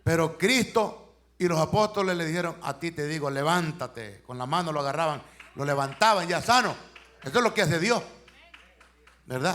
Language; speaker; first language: Spanish; native; Spanish